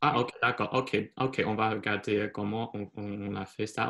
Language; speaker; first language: French; non-native, fluent; Chinese